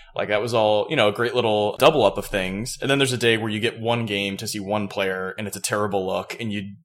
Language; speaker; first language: English; native; English